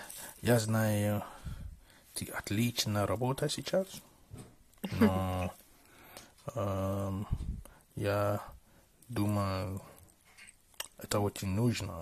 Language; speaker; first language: Russian; non-native, learner; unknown